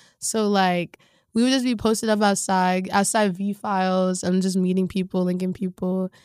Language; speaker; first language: English; native; English